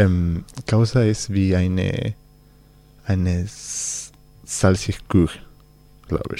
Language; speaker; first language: German; non-native, learner; Spanish